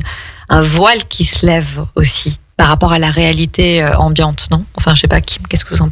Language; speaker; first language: French; native; French